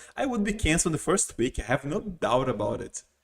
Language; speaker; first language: English; non-native, fluent; Portuguese